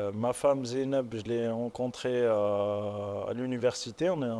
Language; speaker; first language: French; non-native, local second language; Arabic